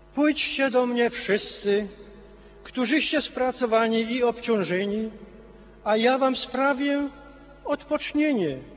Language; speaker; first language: Polish; native; Polish